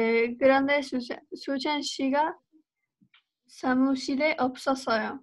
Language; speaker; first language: Korean; non-native, learner; Spanish